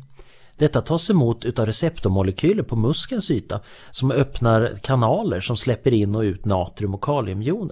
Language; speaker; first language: Swedish; native; Swedish